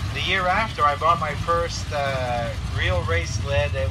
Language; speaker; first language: English; early bilingual, other home language; French